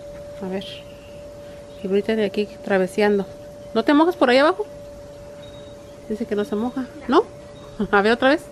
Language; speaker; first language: Spanish; native; Spanish